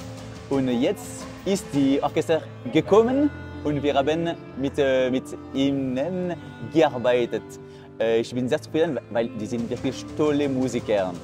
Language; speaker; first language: German; non-native, local second language; French